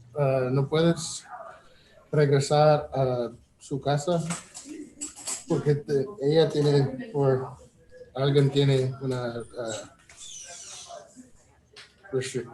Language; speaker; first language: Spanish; early bilingual, heritage; Spanish